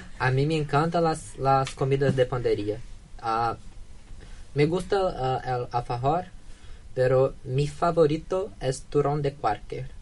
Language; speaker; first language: Spanish; non-native, learner; Portuguese